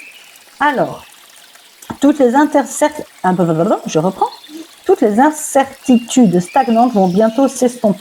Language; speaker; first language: French; native; French